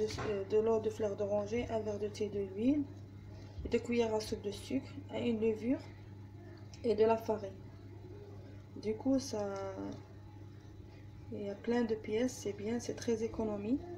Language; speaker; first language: French; non-native, learner; Arabic